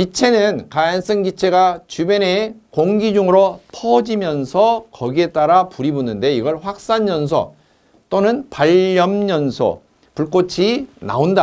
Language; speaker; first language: Korean; native; Korean